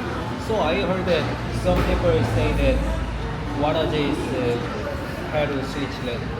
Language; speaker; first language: English; non-native, learner; Korean